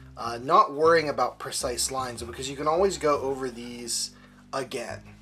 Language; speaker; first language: English; native; English